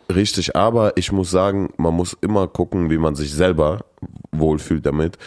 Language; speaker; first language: German; early bilingual, other home language; Russian